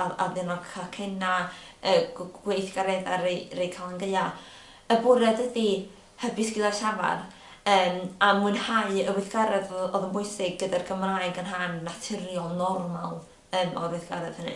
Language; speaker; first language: Welsh; native; Welsh